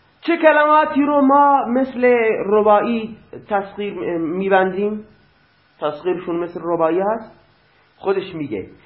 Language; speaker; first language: Persian; native; Persian